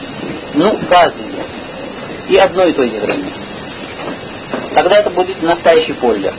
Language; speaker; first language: Russian; non-native, learner; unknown